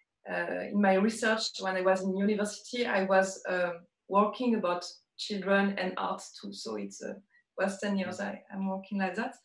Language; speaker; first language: English; non-native, learner; French